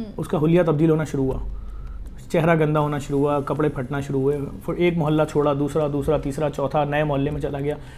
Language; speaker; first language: Urdu; native; Urdu